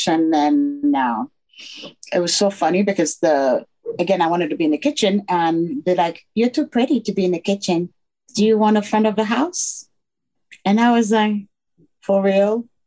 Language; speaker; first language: English; non-native, fluent; French